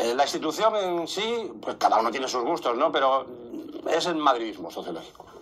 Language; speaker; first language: Spanish; native; Spanish